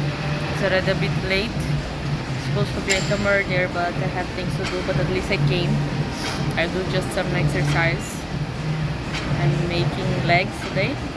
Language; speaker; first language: English; non-native, learner; Portuguese